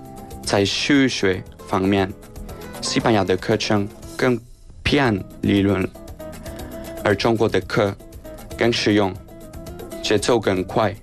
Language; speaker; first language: Chinese; non-native, fluent; Spanish